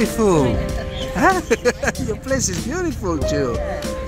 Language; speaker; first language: English; non-native, fluent; French